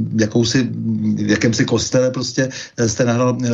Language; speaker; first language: Czech; native; Czech